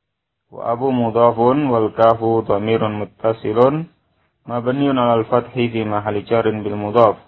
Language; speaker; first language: Arabic; non-native, fluent; Indonesian